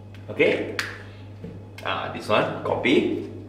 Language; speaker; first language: English; non-native, local second language; Chinese